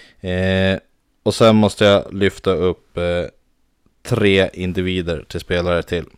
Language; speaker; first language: Swedish; native; Swedish